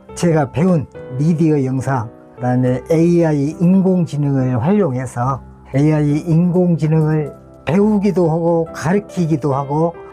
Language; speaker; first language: Korean; native; Korean